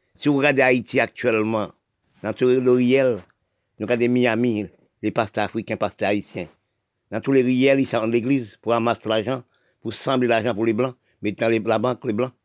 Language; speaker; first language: French; non-native, local second language; Haitian Creole